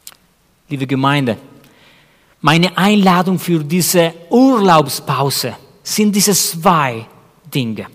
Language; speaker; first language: German; non-native, fluent; Spanish